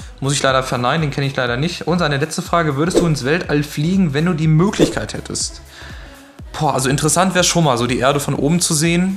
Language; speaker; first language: German; native; German